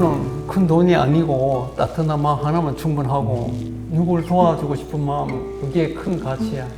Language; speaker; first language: Korean; native; Korean